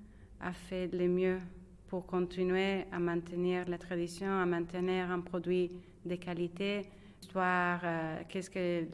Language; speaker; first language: French; non-native, fluent; Italian